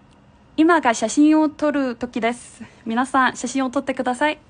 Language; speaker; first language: Japanese; non-native, fluent; Korean